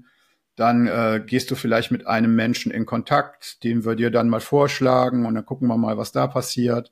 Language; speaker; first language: German; native; German